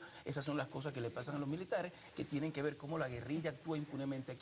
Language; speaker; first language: Spanish; native; Spanish